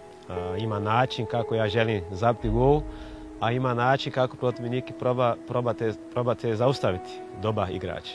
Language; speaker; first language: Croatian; non-native, fluent; Portuguese